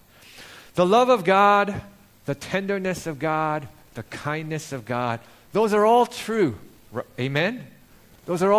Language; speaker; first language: English; early bilingual, other home language; Korean